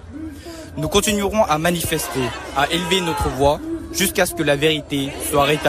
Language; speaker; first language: French; early bilingual, other home language; Tibetan